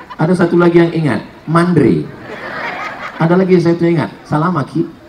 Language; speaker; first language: Indonesian; native; Indonesian